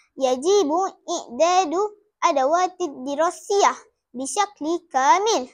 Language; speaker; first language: Arabic; non-native, learner; Malay